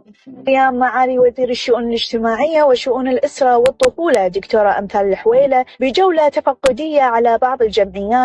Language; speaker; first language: Arabic; native; Arabic